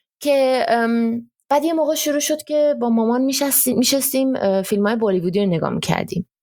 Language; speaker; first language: Persian; early bilingual, heritage; Persian